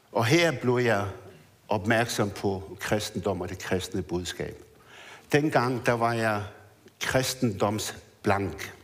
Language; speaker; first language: Danish; early bilingual, other home language; Arabic